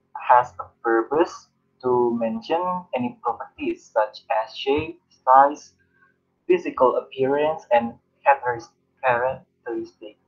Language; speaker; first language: English; non-native, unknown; Indonesian